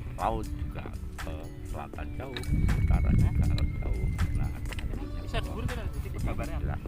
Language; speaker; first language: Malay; non-native, local second language; Javanese